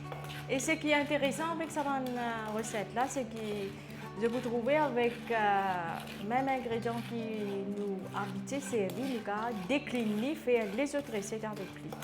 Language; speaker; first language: French; non-native, local second language; Morisyen